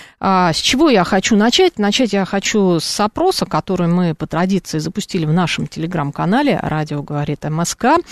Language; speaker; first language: Russian; native; Russian